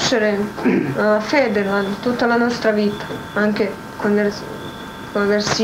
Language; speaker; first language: Italian; non-native, learner; Croatian